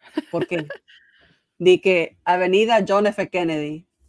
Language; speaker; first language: Spanish; early bilingual, heritage; Spanish